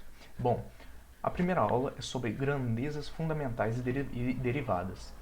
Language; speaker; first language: Portuguese; native; Portuguese